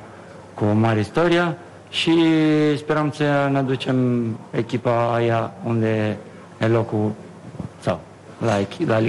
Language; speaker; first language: Romanian; non-native, learner; Italian